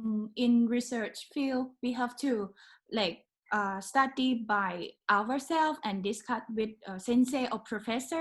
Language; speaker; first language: English; non-native, learner; Thai